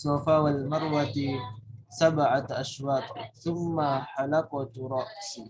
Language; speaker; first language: Arabic; non-native, learner; Indonesian